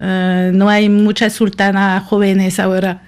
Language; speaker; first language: Spanish; non-native, fluent; French